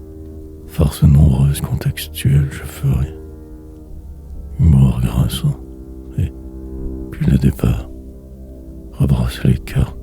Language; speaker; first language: French; native; French